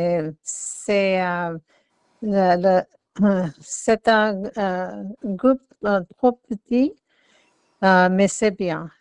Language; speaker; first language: French; non-native, learner; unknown